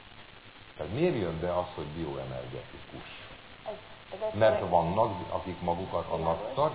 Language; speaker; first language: Hungarian; native; Hungarian